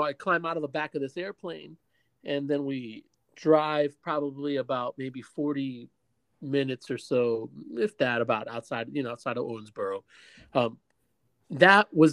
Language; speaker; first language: English; early bilingual, other home language; Spanish